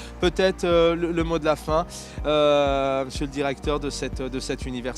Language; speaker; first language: French; native; French